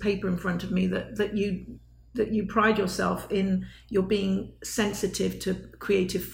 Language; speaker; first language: English; native; English